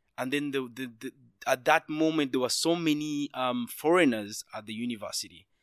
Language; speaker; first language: English; non-native, local second language; Ganda